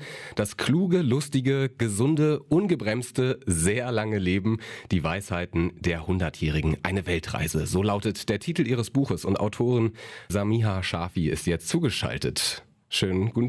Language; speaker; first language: German; native; German